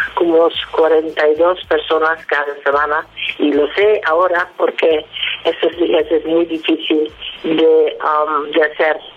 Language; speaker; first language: Spanish; non-native, fluent; Dutch